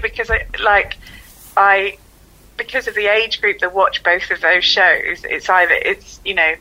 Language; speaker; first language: English; native; English